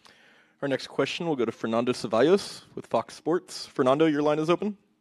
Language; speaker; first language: English; native; English